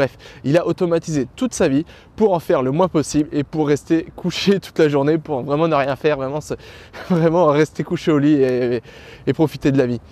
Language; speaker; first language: French; native; French